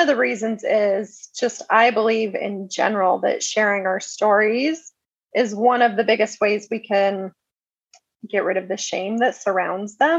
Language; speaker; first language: English; native; English